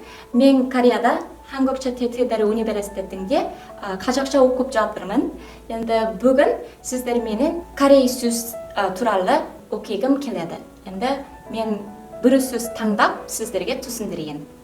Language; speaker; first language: Kazakh; non-native, learner; Korean